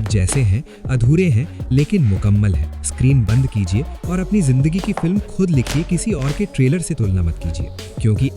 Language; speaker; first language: Hindi; native; Hindi